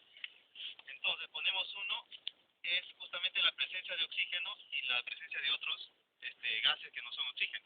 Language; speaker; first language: Spanish; native; Spanish